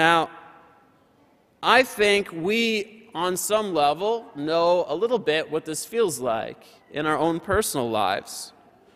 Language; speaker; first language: English; native; English